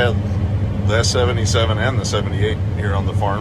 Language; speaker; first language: English; native; English